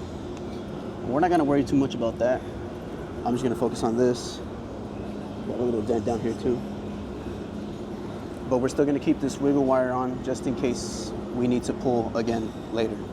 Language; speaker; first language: English; native; English